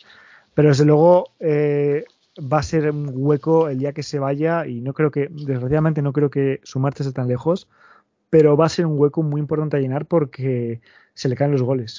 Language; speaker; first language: Spanish; native; Spanish